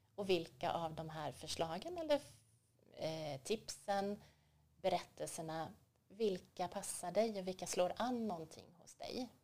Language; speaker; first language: Swedish; native; Swedish